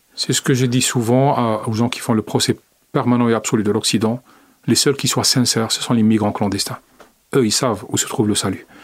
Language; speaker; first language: French; non-native, local second language; Arabic